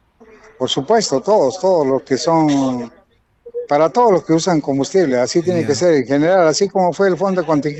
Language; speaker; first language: Spanish; native; Spanish